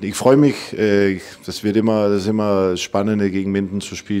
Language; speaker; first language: German; non-native, fluent; Danish